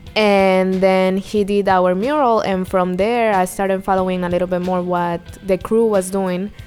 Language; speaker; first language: English; non-native, fluent; Spanish